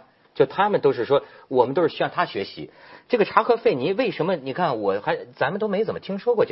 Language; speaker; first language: Chinese; native; Chinese